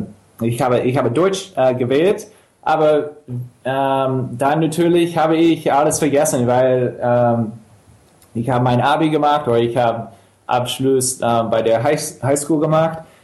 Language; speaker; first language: German; non-native, fluent; English